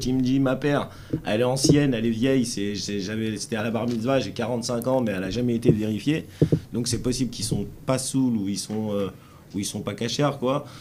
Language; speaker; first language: French; native; French